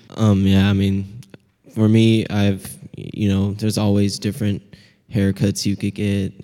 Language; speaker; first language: English; native; English